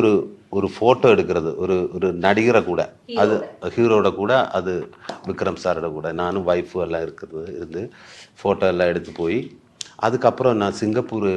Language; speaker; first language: Tamil; non-native, learner; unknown